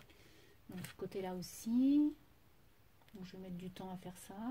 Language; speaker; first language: French; native; French